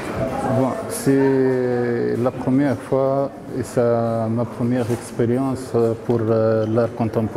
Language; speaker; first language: French; non-native, local second language; Arabic